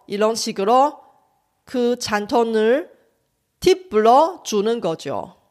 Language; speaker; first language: Korean; non-native, fluent; Chinese